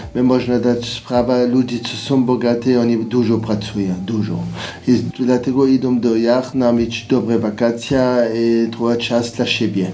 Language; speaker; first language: Polish; non-native, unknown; French